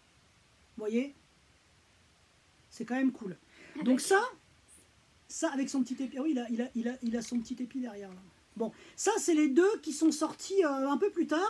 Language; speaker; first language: French; native; French